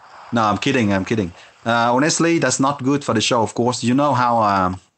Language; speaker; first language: English; non-native, fluent; French